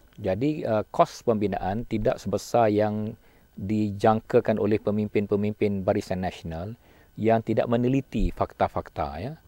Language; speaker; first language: Malay; native; Malay